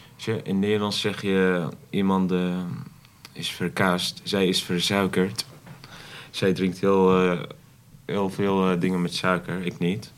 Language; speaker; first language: Dutch; non-native, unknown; Arabic